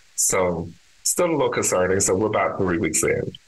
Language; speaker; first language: English; native; English